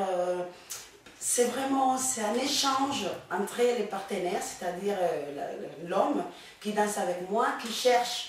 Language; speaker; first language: French; non-native, fluent; Spanish